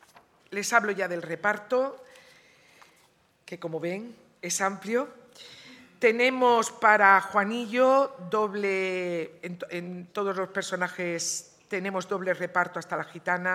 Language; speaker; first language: Spanish; native; Spanish